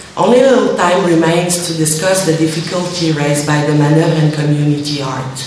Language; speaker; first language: English; non-native, learner; French